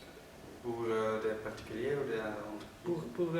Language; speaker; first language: French; non-native, learner; Dutch